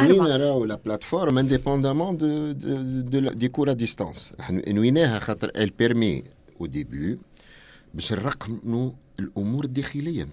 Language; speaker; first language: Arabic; native; Arabic